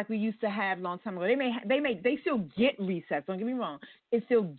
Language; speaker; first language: English; native; English